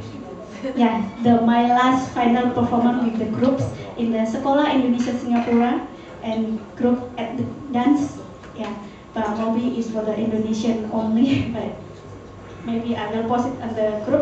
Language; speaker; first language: English; non-native, learner; Indonesian